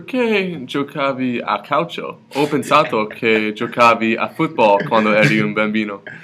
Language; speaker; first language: Italian; non-native, learner; English